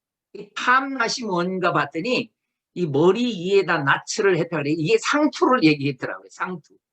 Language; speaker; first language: Korean; native; Korean